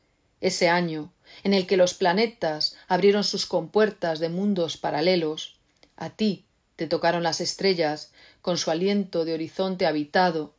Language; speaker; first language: Spanish; native; Spanish